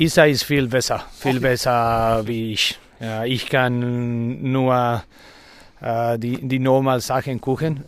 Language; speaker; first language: German; non-native, learner; Spanish